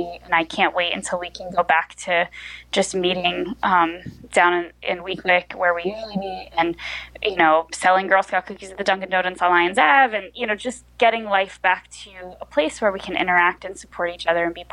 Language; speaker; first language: English; native; English